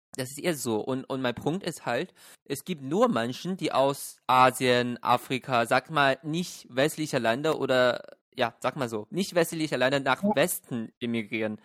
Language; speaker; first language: German; non-native, fluent; Chinese